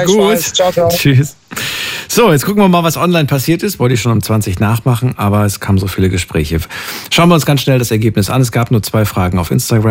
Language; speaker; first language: German; native; German